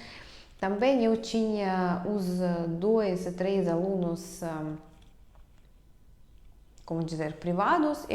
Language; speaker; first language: Portuguese; non-native, fluent; Russian